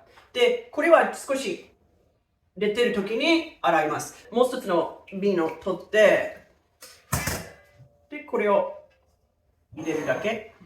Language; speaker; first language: Japanese; non-native, fluent; English